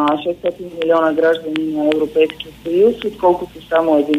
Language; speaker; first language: Bulgarian; native; Bulgarian